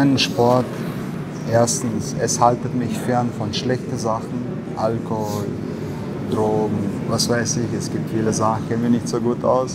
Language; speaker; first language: German; non-native, learner; Chechen